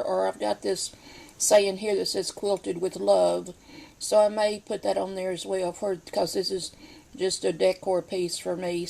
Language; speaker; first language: English; native; English